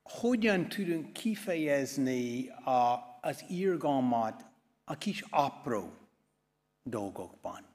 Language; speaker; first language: Hungarian; non-native, fluent; English